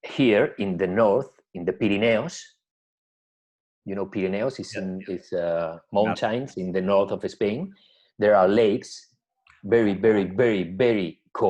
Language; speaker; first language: English; non-native, learner; Spanish